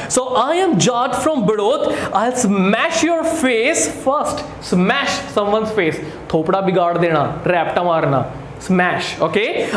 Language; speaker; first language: Hindi; native; Hindi